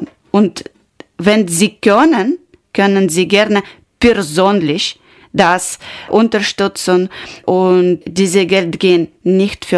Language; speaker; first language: German; non-native, learner; Ukrainian